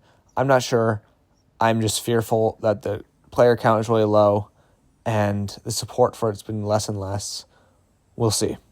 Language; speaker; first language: English; native; English